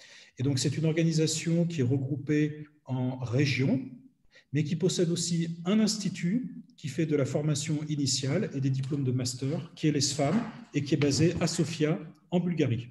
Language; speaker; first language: French; native; French